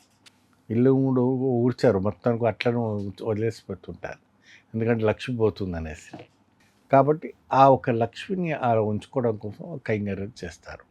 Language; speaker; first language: Telugu; non-native, fluent; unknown